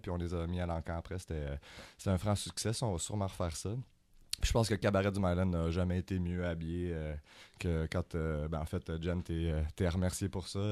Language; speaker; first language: French; native; French